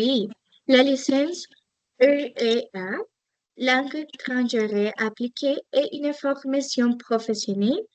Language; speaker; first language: French; non-native, learner; Spanish